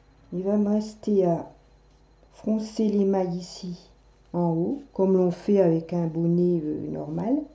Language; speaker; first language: French; native; French